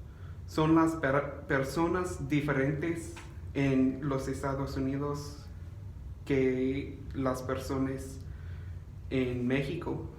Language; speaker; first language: Spanish; non-native, learner; English